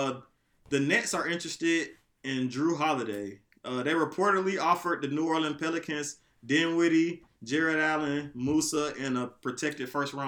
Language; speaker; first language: English; native; English